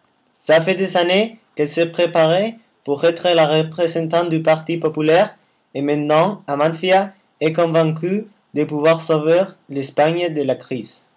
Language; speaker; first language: French; non-native, learner; Spanish